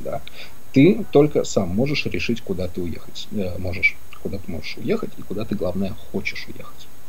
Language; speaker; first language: Russian; native; Russian